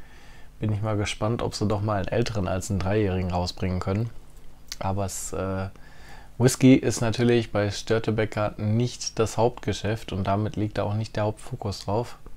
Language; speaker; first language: German; native; German